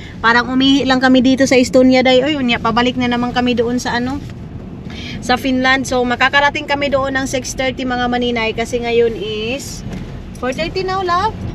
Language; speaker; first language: Filipino; non-native, local second language; Cebuano